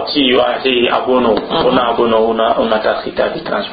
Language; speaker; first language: Spanish; non-native, learner; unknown